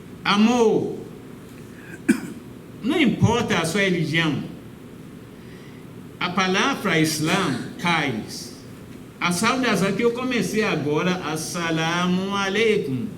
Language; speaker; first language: Portuguese; non-native, fluent; Yoruba